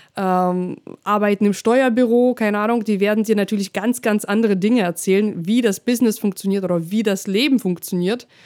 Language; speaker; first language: German; non-native, fluent; Russian